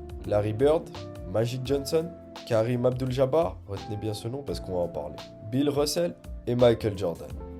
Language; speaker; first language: French; native; French